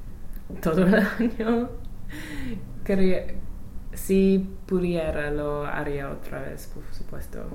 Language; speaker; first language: Spanish; non-native, learner; English